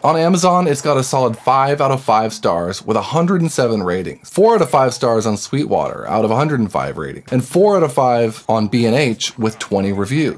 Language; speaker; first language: English; native; English